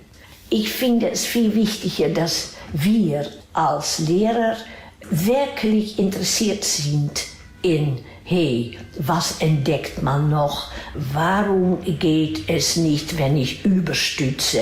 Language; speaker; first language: German; non-native, fluent; Dutch